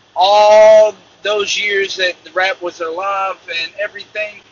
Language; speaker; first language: English; native; English